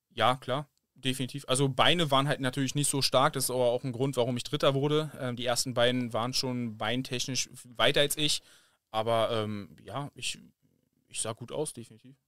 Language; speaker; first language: German; native; German